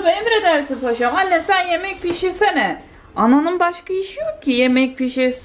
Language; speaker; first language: Turkish; native; Turkish